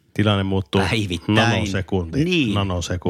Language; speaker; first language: Finnish; native; Finnish